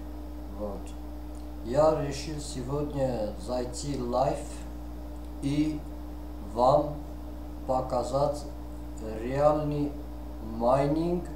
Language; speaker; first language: Russian; non-native, fluent; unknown